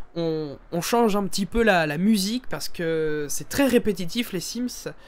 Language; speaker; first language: French; native; French